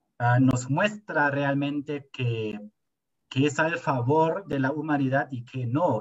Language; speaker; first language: Spanish; non-native, fluent; German